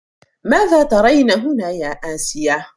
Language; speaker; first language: Arabic; non-native, fluent; French